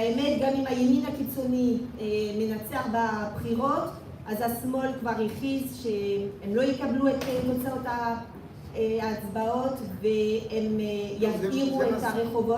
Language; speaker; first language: Hebrew; non-native, fluent; French